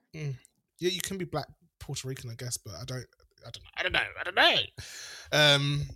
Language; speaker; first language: English; native; English